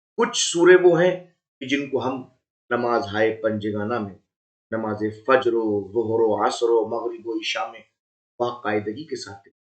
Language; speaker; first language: Urdu; native; Urdu